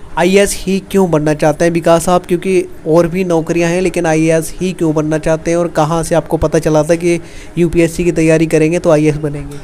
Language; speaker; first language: Hindi; native; Hindi